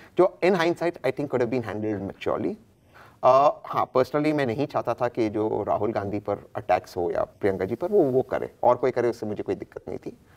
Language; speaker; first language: Hindi; native; Hindi